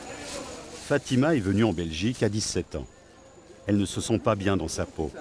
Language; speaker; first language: French; native; French